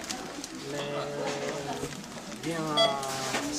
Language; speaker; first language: French; non-native, learner; Romanian